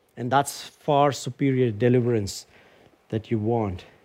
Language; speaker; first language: English; non-native, local second language; Tamil